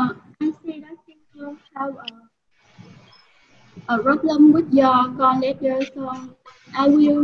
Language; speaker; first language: English; non-native, learner; Vietnamese